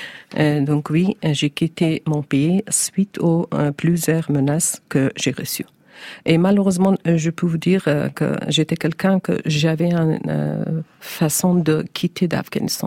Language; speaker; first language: French; non-native, learner; Persian